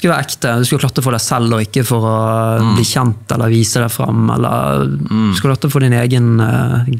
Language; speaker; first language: Norwegian; native; Norwegian